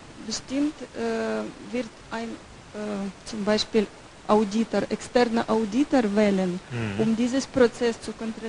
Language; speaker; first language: German; non-native, learner; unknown